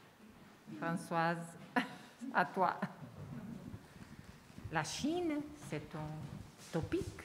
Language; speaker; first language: French; non-native, fluent; Portuguese